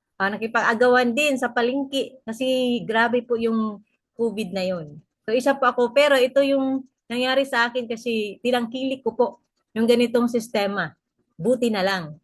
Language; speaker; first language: Filipino; non-native, local second language; Cebuano